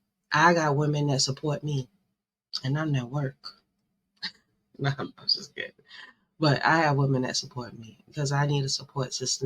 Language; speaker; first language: English; native; English